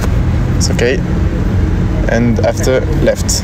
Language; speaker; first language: English; non-native, learner; French